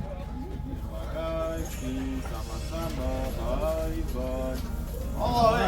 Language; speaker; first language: Indonesian; non-native, learner; Turkish